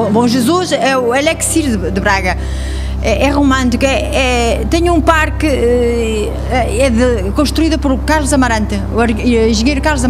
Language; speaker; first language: Spanish; non-native, learner; Portuguese